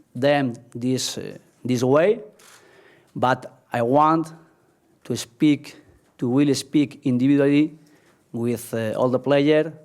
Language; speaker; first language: English; non-native, learner; Spanish